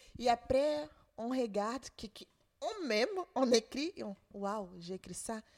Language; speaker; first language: French; non-native, learner; Portuguese